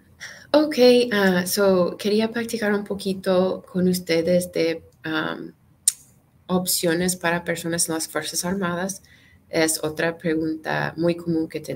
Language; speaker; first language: Spanish; non-native, fluent; English